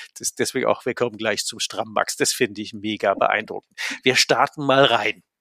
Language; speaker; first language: German; native; German